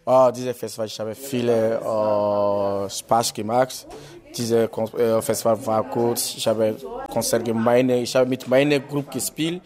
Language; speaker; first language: German; non-native, learner; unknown